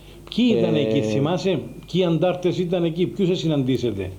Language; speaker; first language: Greek; native; Greek